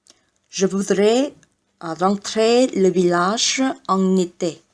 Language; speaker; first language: French; non-native, learner; Vietnamese